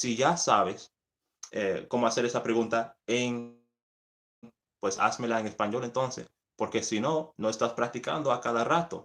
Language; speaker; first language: Spanish; early bilingual, heritage; English